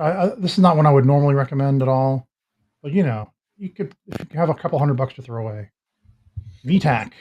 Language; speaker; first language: English; native; English